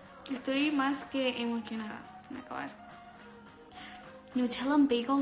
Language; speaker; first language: Spanish; non-native, learner; Chinese